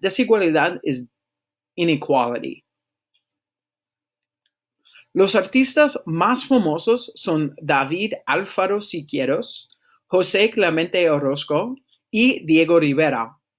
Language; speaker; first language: Spanish; non-native, fluent; English